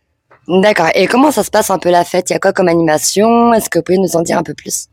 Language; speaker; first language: French; native; French